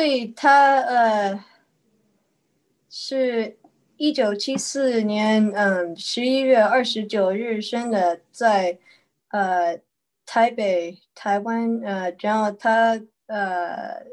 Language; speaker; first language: Chinese; early bilingual, heritage; Chinese